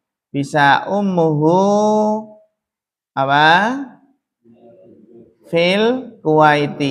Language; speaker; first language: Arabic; non-native, fluent; Indonesian